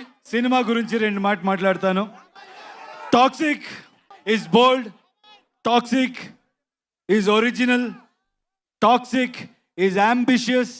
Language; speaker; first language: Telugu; non-native, fluent; Kannada